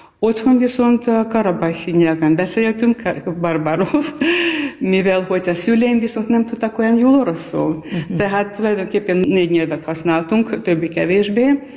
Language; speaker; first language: Hungarian; non-native, fluent; Armenian